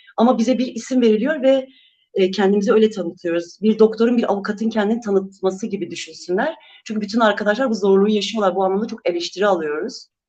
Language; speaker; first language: Turkish; non-native, local second language; Kurdish